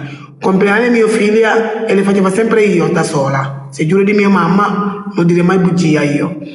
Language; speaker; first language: Italian; non-native, learner; Wolof